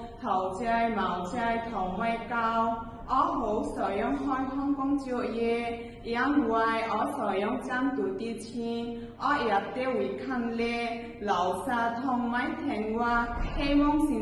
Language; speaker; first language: Cantonese; non-native, learner; Burmese